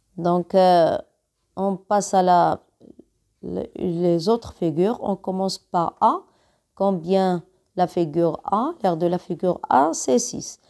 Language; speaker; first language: French; non-native, local second language; Arabic